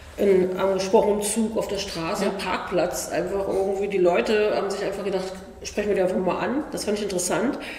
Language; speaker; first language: German; native; German